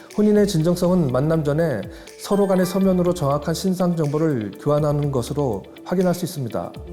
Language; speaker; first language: Korean; native; Korean